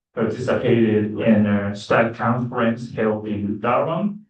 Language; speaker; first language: English; non-native, fluent; Japanese